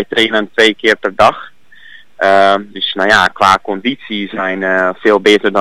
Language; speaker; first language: Dutch; non-native, learner; Hungarian